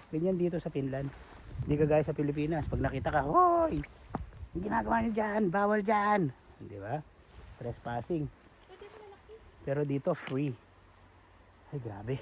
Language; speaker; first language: Filipino; non-native, local second language; Pampanga